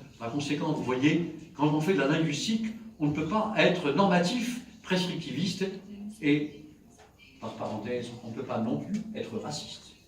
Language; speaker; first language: French; native; French